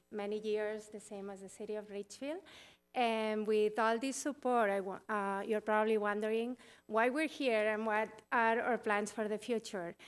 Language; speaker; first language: English; non-native, fluent; Spanish